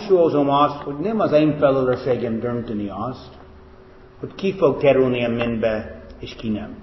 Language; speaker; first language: Hungarian; non-native, fluent; English